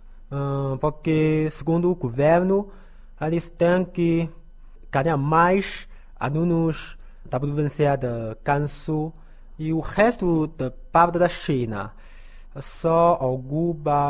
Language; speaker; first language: Portuguese; non-native, learner; Chinese